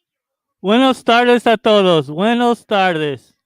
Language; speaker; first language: Spanish; early bilingual, heritage; Spanish